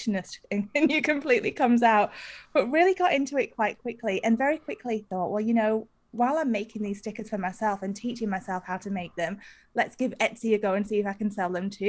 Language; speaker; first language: English; native; English